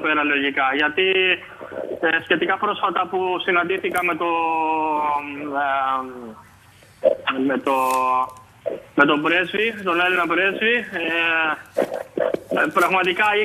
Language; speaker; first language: Greek; native; Greek